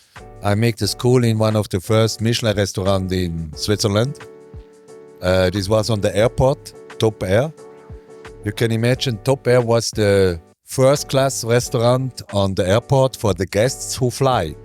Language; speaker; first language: English; non-native, learner; German